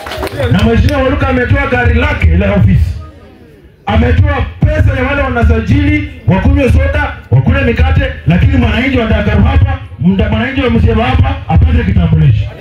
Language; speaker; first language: Swahili; non-native, local second language; Luyia